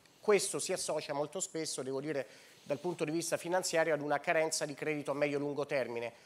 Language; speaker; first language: Italian; native; Italian